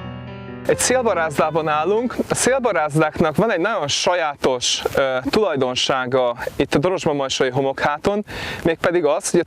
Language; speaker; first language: Hungarian; native; Hungarian